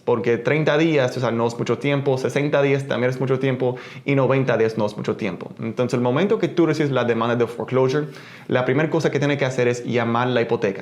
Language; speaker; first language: Spanish; early bilingual, heritage; Spanish